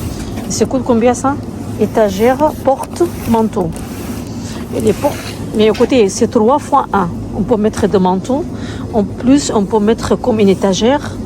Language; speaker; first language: French; non-native, learner; Arabic